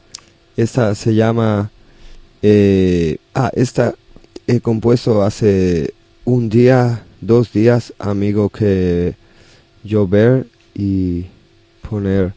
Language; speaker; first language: Spanish; non-native, learner; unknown